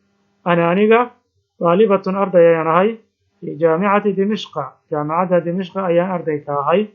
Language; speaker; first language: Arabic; non-native, fluent; Somali